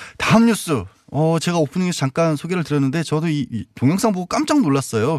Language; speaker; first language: Korean; native; Korean